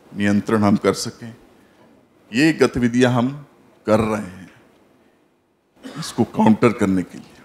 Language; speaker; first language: Hindi; native; Hindi